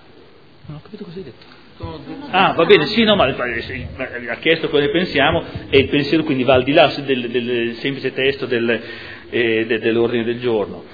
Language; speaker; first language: Italian; native; Italian